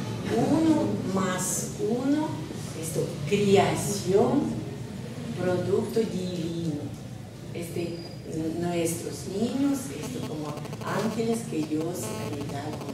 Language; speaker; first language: Spanish; non-native, learner; Russian